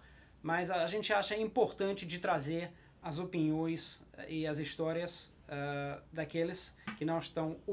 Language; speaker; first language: Portuguese; non-native, fluent; Russian